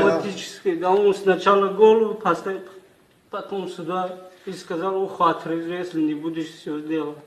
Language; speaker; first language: Russian; non-native, learner; Tajik